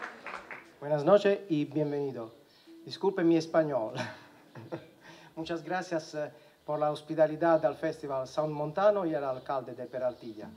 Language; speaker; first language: Spanish; non-native, learner; Italian